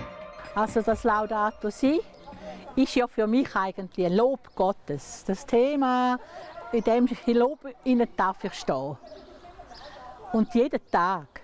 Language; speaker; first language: German; native; German